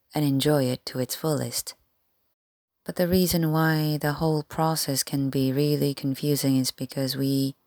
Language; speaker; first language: English; non-native, fluent; Korean